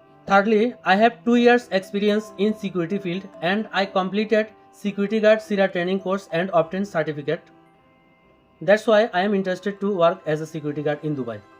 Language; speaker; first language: English; non-native, local second language; Bangla